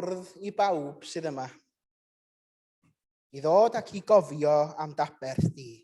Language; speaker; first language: Welsh; native; Welsh